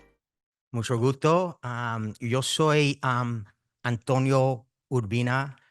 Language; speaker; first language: Spanish; early bilingual, heritage; Spanish